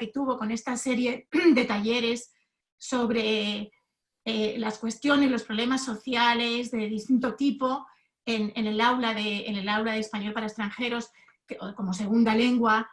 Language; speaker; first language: Spanish; native; Spanish